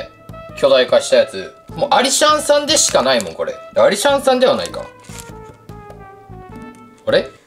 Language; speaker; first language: Japanese; native; Japanese